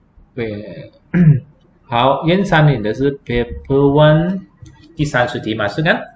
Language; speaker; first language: Chinese; native; Chinese